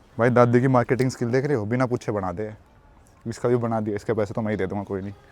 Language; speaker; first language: Hindi; native; Hindi